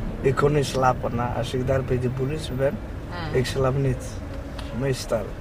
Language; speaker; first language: Dutch; non-native, learner; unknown